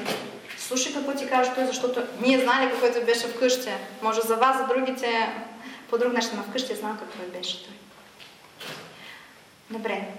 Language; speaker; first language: Bulgarian; non-native, fluent; Russian